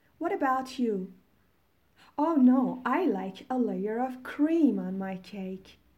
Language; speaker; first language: English; non-native, fluent; Persian